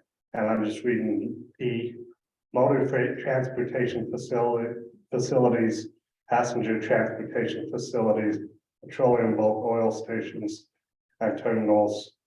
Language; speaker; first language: English; native; English